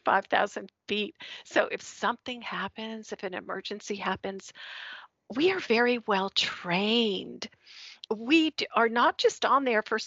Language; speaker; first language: English; native; English